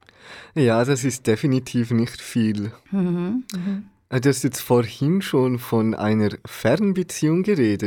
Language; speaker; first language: German; native; German